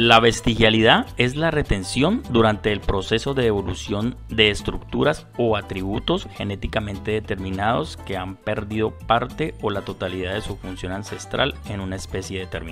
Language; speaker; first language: Spanish; native; Spanish